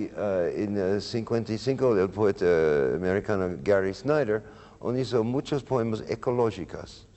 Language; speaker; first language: Spanish; non-native, learner; English